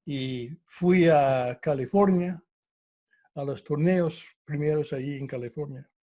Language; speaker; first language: Spanish; non-native, fluent; English